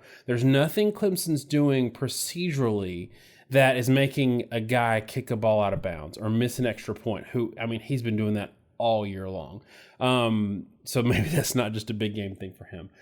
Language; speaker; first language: English; native; English